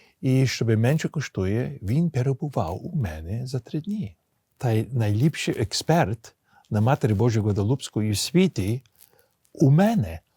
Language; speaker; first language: Ukrainian; early bilingual, heritage; English